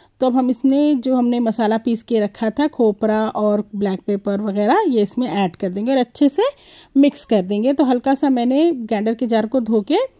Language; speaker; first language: Hindi; native; Hindi